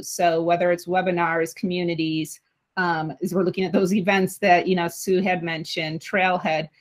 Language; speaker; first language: English; native; English